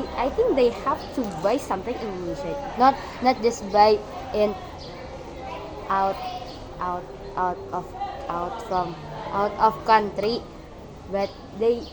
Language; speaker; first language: English; non-native, learner; Indonesian